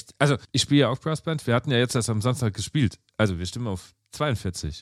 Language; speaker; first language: German; native; German